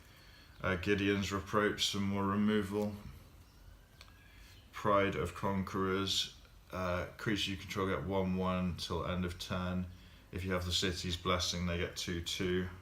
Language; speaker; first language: English; native; English